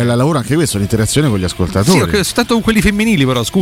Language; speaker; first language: Italian; native; Italian